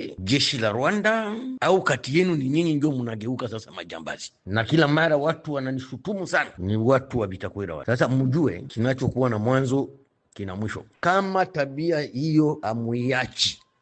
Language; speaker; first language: Swahili; native; Swahili